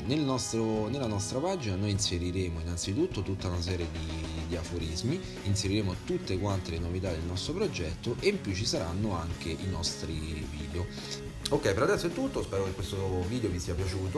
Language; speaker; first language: Italian; native; Italian